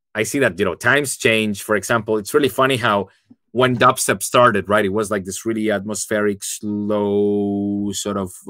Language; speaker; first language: English; non-native, fluent; Spanish